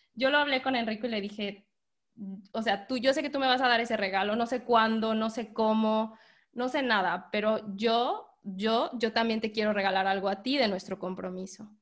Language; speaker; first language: Spanish; native; Spanish